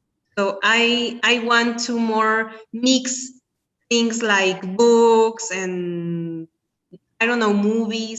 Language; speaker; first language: English; non-native, learner; Spanish